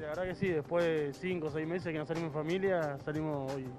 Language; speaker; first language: Spanish; native; Spanish